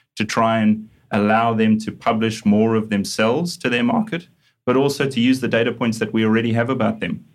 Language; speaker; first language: English; native; English